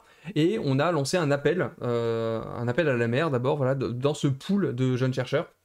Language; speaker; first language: French; native; French